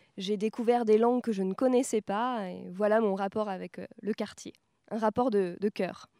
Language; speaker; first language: French; native; French